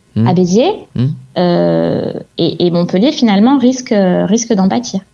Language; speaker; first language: French; native; French